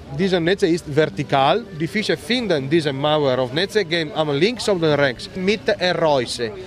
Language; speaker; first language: German; non-native, learner; Italian